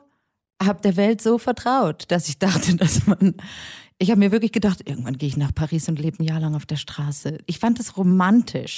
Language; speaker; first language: German; native; German